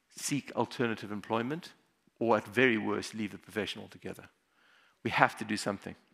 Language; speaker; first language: English; native; English